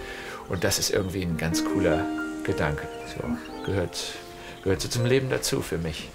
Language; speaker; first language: German; native; German